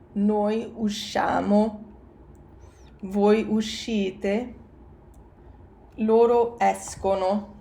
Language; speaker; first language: Italian; non-native, fluent; English